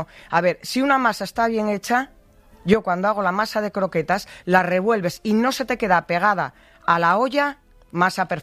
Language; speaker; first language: Spanish; native; Spanish